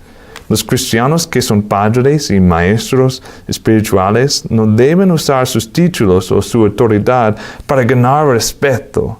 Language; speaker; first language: Spanish; non-native, fluent; English